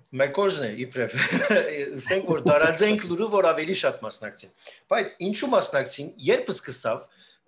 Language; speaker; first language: Armenian; early bilingual, heritage; Armenian